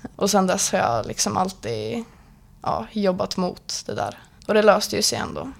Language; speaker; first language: Swedish; native; Swedish